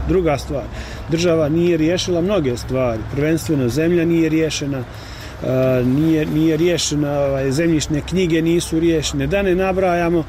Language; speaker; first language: Bosnian; native; Bosnian